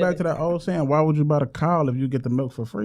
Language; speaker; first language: English; native; English